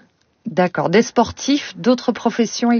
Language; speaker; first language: French; native; French